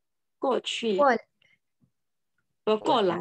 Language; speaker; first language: Chinese; non-native, learner; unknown